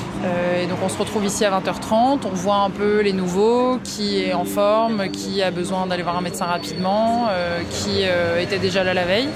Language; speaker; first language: French; native; French